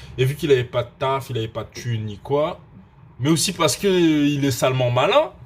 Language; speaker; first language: French; early bilingual, other home language; Russian